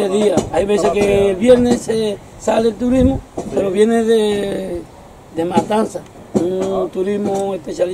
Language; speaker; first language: Spanish; native; Spanish